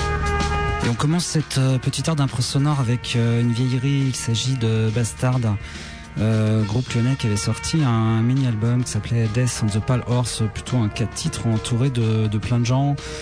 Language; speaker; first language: French; native; French